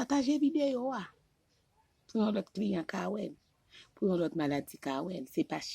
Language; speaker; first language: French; non-native, local second language; Haitian Creole